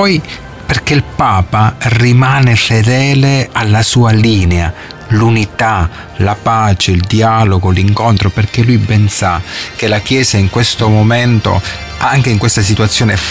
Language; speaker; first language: Italian; native; Italian